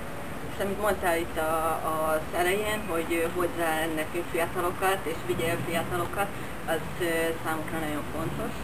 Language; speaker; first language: Hungarian; non-native, fluent; Finnish